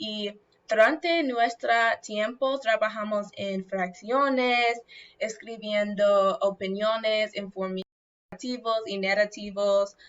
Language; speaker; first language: Spanish; non-native, learner; English